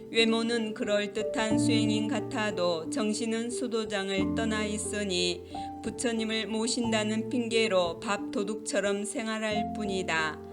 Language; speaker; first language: Korean; native; Korean